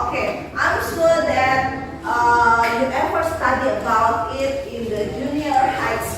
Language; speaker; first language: English; non-native, fluent; Indonesian